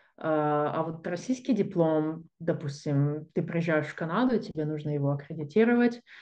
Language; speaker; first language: Russian; native; Russian